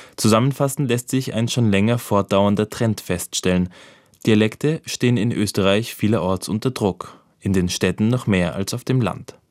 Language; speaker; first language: German; native; German